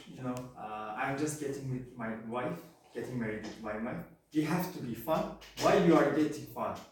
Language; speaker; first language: English; non-native, learner; Turkish